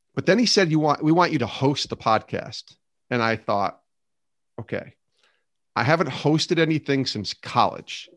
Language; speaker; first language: English; native; English